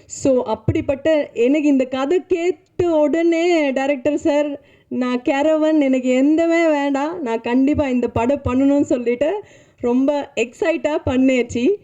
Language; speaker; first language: Tamil; non-native, learner; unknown